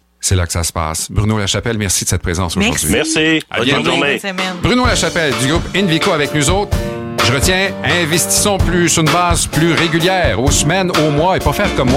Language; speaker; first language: French; native; French